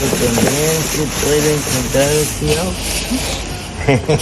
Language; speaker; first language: Spanish; non-native, learner; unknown